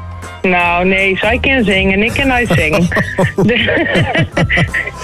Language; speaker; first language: Dutch; native; Dutch